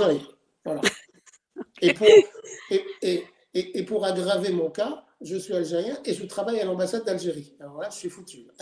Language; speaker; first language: French; native; French